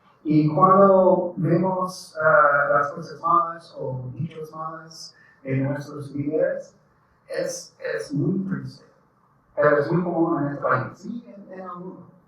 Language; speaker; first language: Spanish; non-native, learner; English